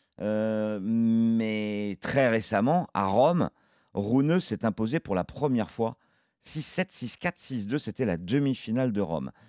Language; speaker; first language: French; native; French